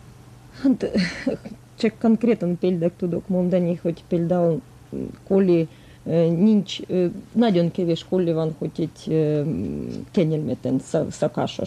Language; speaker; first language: Hungarian; non-native, fluent; Russian